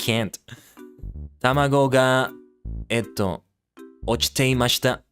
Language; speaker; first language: Japanese; non-native, learner; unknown